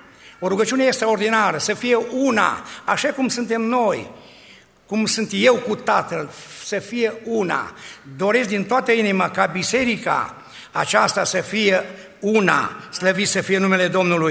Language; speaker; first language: Romanian; native; Romanian